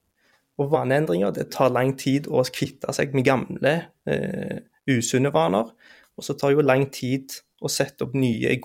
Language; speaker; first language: Norwegian; native; Norwegian